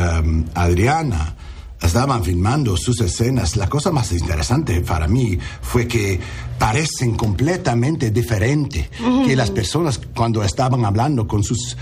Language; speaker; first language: Spanish; non-native, learner; English